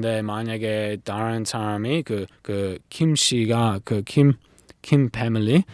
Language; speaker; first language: Korean; non-native, learner; English